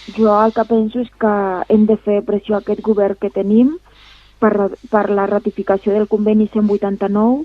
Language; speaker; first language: Catalan; non-native, fluent; Spanish